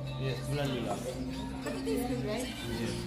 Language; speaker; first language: English; non-native, learner; Korean